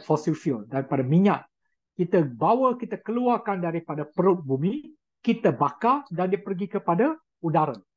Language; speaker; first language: Malay; non-native, local second language; Chinese